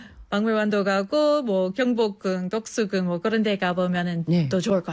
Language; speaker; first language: Korean; non-native, fluent; English